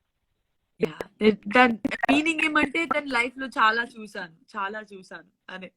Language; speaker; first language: Telugu; non-native, learner; Gujarati